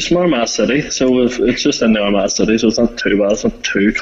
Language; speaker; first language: English; native; English